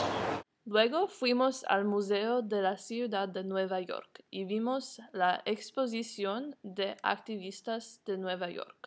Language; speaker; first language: Spanish; non-native, learner; English